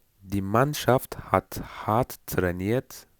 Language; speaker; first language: German; non-native, fluent; Turkish